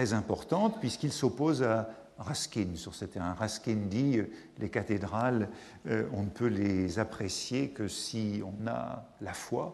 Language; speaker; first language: French; native; French